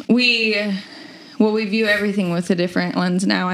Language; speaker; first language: English; native; English